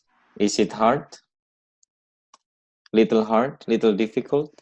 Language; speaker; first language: English; non-native, learner; Indonesian